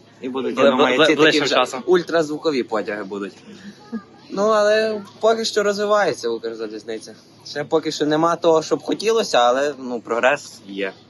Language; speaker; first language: Ukrainian; native; Ukrainian